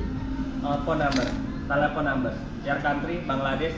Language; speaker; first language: English; non-native, learner; Indonesian